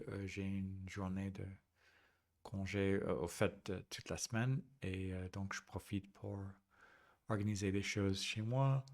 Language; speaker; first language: French; non-native, fluent; English